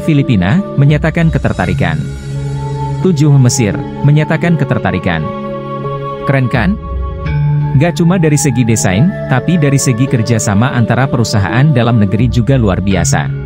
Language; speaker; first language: Indonesian; native; Indonesian